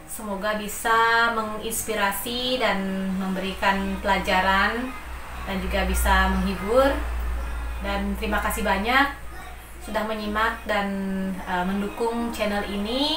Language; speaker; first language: Indonesian; non-native, local second language; Balinese